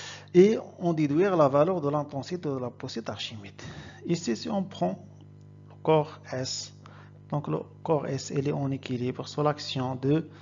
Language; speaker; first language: French; non-native, local second language; Arabic